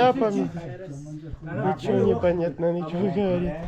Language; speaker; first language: Russian; non-native, learner; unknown